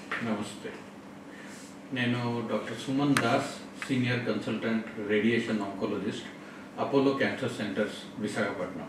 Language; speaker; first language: Telugu; non-native, fluent; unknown